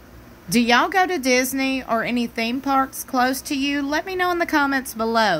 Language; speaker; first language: English; native; English